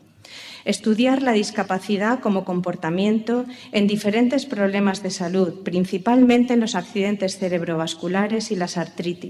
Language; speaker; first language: Spanish; native; Spanish